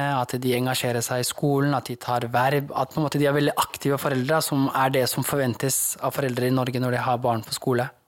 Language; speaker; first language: Norwegian; early bilingual, other home language; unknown